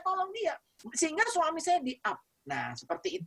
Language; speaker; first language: Indonesian; native; Indonesian